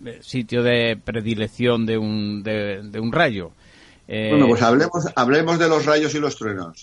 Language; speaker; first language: Spanish; native; Spanish